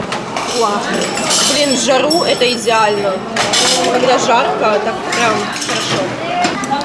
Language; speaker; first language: Russian; native; Russian